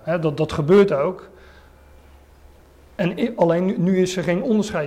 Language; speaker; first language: Dutch; native; Dutch